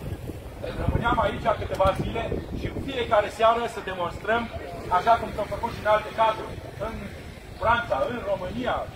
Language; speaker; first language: Romanian; native; Romanian